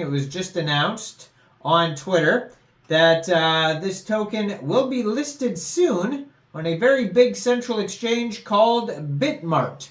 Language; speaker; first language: English; native; English